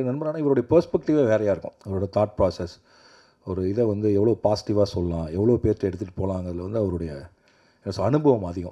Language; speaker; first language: Tamil; native; Tamil